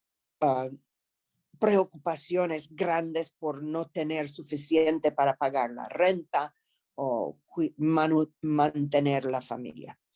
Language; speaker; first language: Spanish; non-native, fluent; English